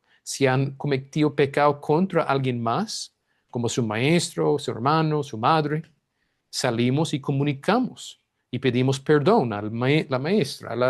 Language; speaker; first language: Spanish; non-native, fluent; English